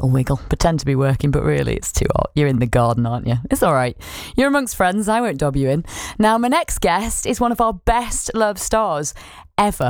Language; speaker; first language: English; native; English